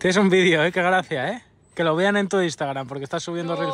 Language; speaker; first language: Spanish; native; Spanish